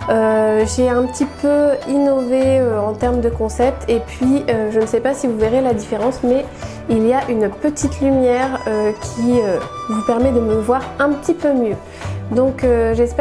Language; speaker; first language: French; native; French